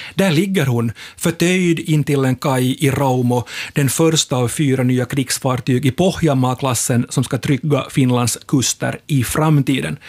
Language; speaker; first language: Swedish; native; Swedish